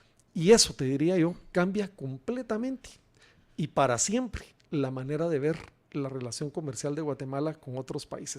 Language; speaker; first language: Spanish; native; Spanish